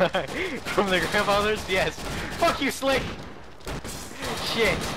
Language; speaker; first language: English; native; English